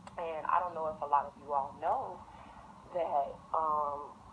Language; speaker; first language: English; native; English